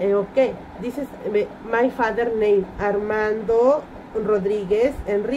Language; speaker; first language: English; non-native, learner; Spanish